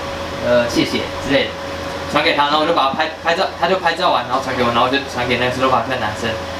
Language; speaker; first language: Chinese; native; Chinese